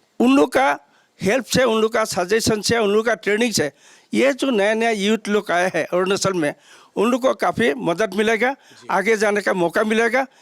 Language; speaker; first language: Hindi; non-native, local second language; Assamese